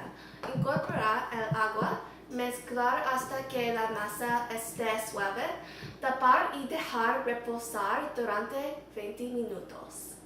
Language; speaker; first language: Spanish; non-native, learner; English